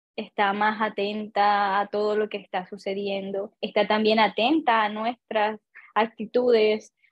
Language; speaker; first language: Spanish; native; Spanish